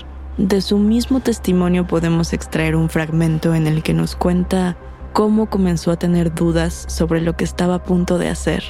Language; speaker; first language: Spanish; native; Spanish